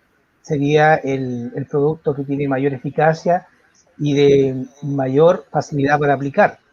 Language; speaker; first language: Spanish; native; Spanish